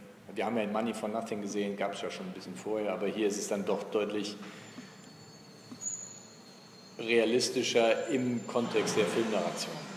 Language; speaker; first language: German; native; German